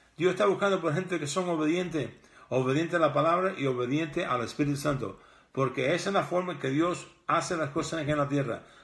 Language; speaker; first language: Spanish; early bilingual, heritage; Spanish